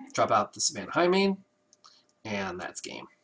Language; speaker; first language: English; native; English